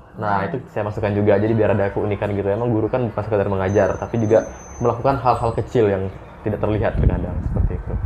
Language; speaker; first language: Indonesian; native; Indonesian